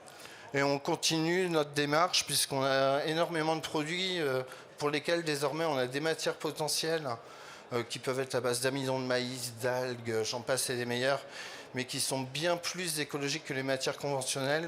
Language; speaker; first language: French; native; French